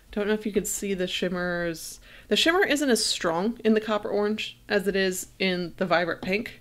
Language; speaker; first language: English; native; English